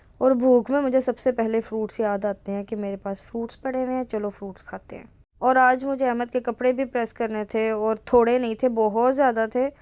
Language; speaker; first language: Urdu; non-native, local second language; Punjabi